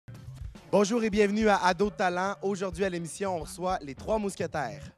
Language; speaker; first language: French; native; French